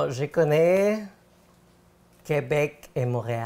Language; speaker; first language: French; non-native, fluent; Spanish